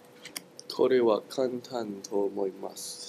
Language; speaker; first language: Japanese; non-native, learner; English